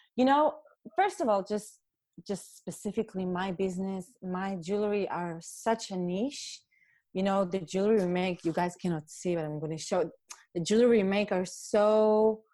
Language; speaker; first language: English; non-native, fluent; Hebrew